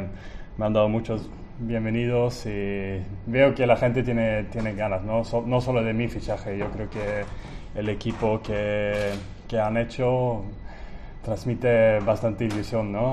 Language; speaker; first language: Spanish; non-native, fluent; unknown